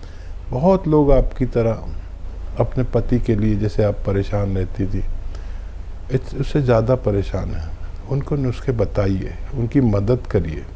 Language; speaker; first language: Hindi; native; Hindi